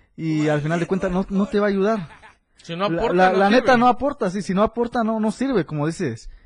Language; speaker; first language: Spanish; native; Spanish